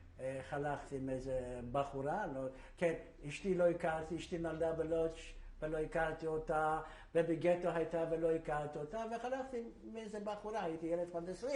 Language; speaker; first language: Hebrew; non-native, fluent; Yiddish